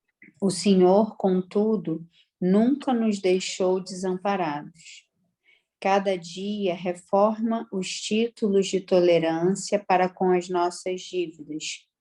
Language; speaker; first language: Portuguese; native; Portuguese